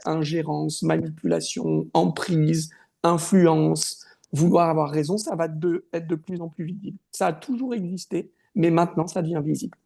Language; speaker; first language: French; native; French